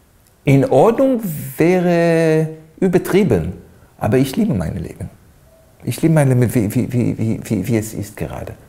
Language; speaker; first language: German; non-native, fluent; Hebrew